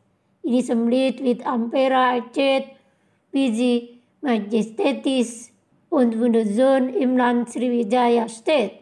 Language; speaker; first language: German; non-native, fluent; Indonesian